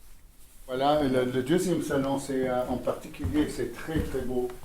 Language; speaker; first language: French; non-native, fluent; English